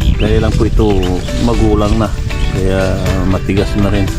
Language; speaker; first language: Filipino; non-native, local second language; Pangasinan